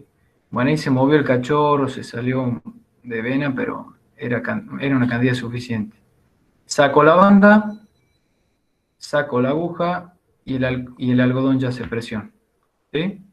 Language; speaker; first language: Spanish; native; Spanish